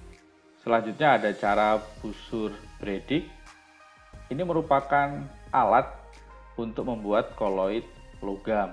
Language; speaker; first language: Indonesian; native; Indonesian